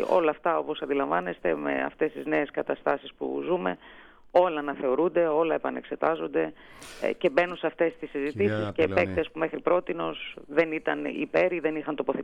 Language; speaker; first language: Greek; native; Greek